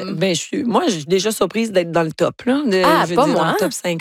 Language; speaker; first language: French; native; French